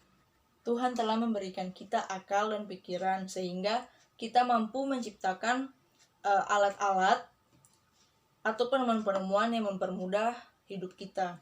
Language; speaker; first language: Indonesian; native; Indonesian